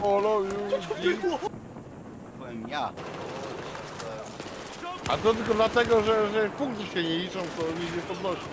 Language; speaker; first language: Polish; native; Polish